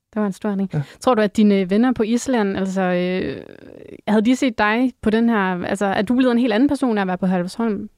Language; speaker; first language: Danish; native; Danish